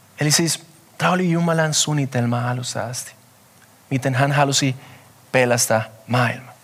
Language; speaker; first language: Finnish; non-native, fluent; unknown